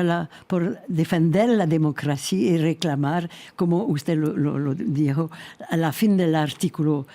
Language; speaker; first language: Spanish; non-native, fluent; French